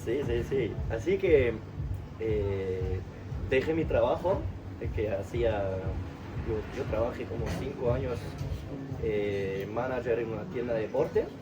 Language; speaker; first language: Spanish; non-native, fluent; French